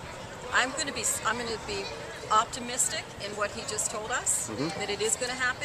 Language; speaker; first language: English; native; English